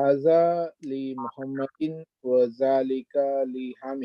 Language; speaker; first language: Arabic; non-native, learner; English